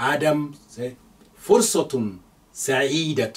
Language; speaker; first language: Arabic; non-native, fluent; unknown